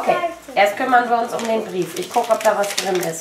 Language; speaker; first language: German; native; German